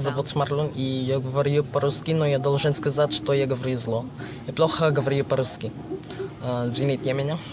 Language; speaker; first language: Russian; non-native, learner; Filipino